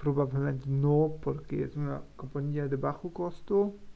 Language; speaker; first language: Spanish; non-native, learner; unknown